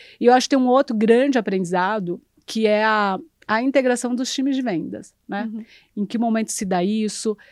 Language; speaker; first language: Portuguese; native; Portuguese